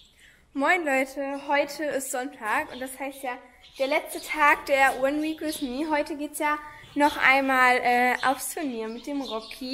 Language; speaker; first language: German; native; German